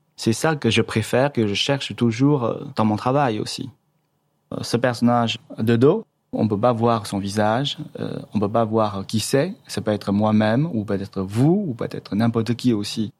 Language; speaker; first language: French; non-native, fluent; Chinese